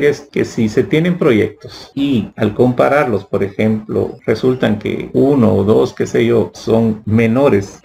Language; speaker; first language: Spanish; native; Spanish